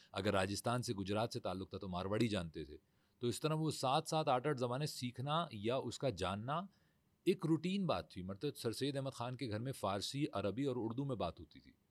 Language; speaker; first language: Urdu; native; Urdu